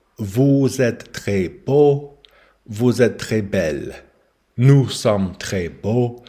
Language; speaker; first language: French; non-native, learner; English